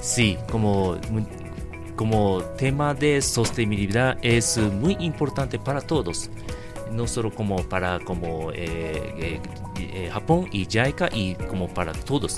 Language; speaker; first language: Spanish; non-native, learner; Japanese